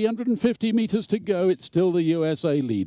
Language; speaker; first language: English; native; English